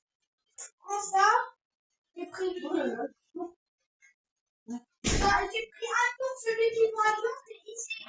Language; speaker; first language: French; native; French